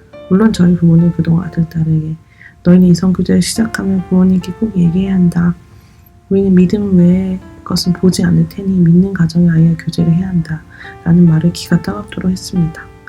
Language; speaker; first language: Korean; native; Korean